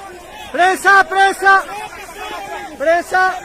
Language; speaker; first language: Spanish; native; Spanish